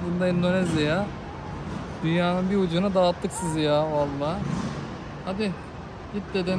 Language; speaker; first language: Turkish; native; Turkish